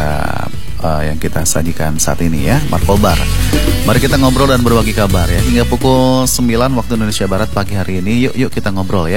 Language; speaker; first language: Indonesian; native; Indonesian